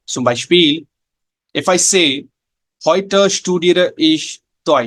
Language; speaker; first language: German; non-native, fluent; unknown